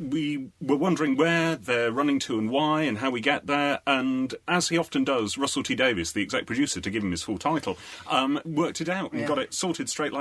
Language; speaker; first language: English; native; English